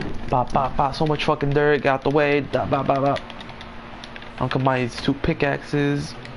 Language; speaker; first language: English; early bilingual, other home language; Spanish